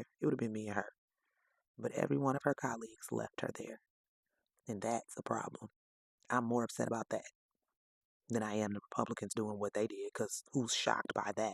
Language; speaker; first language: English; native; English